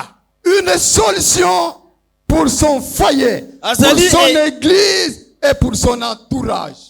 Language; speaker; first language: French; non-native, local second language; Lingala